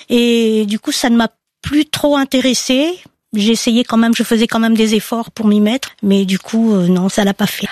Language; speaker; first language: French; non-native, local second language; Malagasy